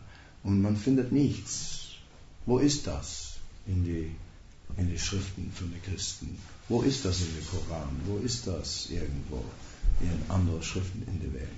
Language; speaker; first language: German; non-native, fluent; Dutch